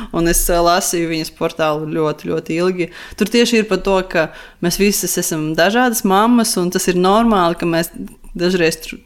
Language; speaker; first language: Latvian; non-native, local second language; Russian